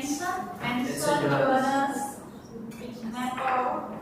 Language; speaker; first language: English; non-native, learner; Indonesian